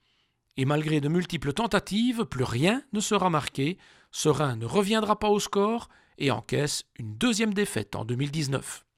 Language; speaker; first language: French; native; French